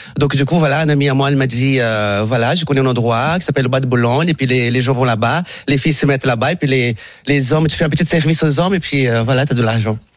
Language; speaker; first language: French; non-native, fluent; Portuguese